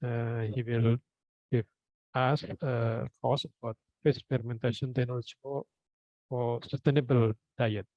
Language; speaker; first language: English; non-native, fluent; Indonesian